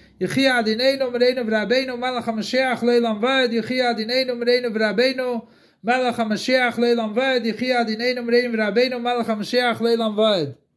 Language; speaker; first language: Hebrew; non-native, fluent; English